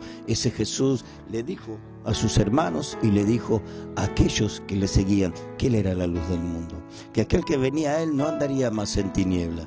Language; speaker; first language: Spanish; native; Spanish